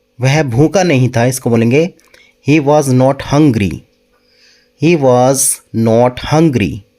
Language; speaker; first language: Hindi; native; Hindi